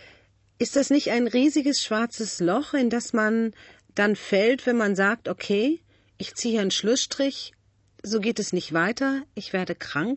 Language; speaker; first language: German; native; German